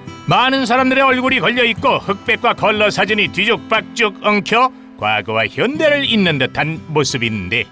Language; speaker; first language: Korean; native; Korean